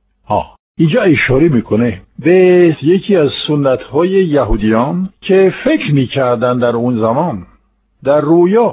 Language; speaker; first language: Persian; non-native, fluent; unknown